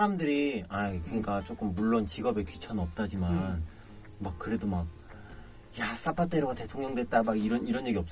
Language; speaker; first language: Korean; native; Korean